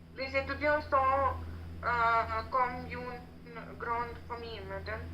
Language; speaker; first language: French; non-native, learner; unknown